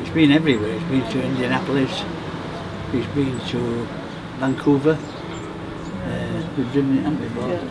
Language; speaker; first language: English; native; English